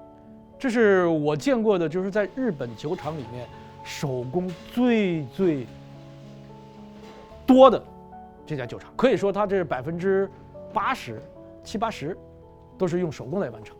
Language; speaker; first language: Chinese; native; Chinese